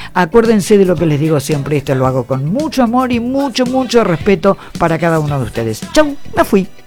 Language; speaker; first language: Spanish; native; Spanish